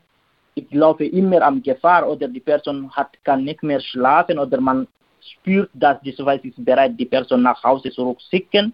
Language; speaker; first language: German; non-native, learner; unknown